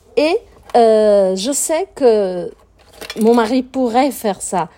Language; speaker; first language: French; non-native, fluent; Portuguese